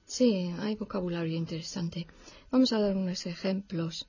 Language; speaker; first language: Spanish; non-native, fluent; English